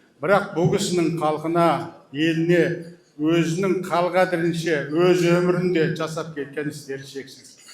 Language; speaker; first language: Kazakh; early bilingual, heritage; Kazakh